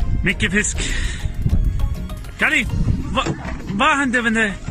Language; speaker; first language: Swedish; non-native, learner; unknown